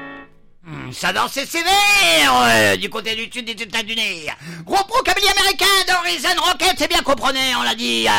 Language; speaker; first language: French; native; French